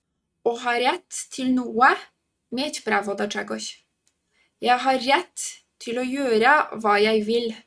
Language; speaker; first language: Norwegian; non-native, fluent; Polish